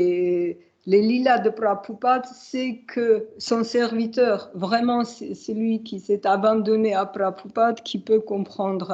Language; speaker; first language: French; non-native, fluent; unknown